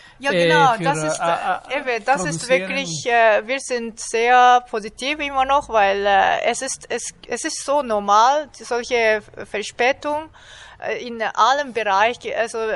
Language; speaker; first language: German; non-native, fluent; Japanese